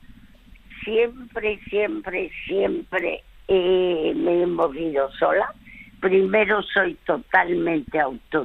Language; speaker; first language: Spanish; early bilingual, other home language; French